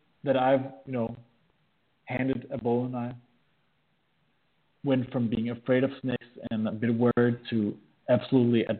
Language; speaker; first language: English; non-native, fluent; Danish